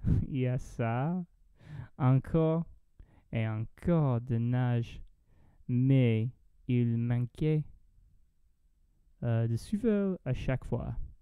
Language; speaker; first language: French; non-native, learner; English